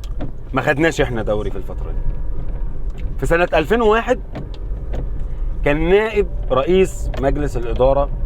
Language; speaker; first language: Arabic; native; Arabic